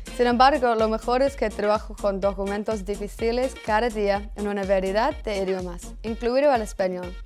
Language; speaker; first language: Spanish; non-native, fluent; English